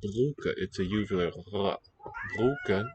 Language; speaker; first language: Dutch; non-native, learner; English